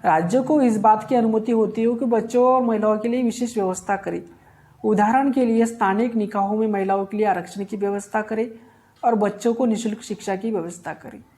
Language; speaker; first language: Hindi; non-native, local second language; Marathi